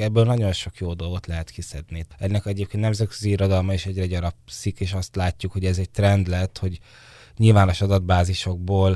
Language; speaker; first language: Hungarian; native; Hungarian